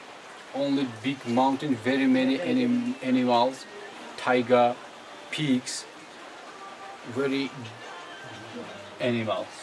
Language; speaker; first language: English; non-native, learner; Tajik